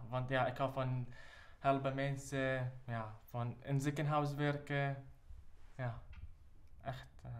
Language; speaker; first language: Dutch; non-native, learner; Arabic